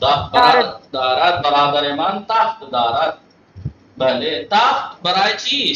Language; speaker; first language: Persian; non-native, fluent; Urdu